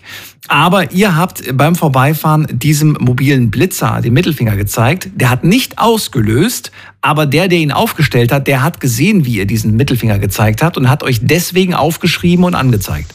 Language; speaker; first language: German; native; German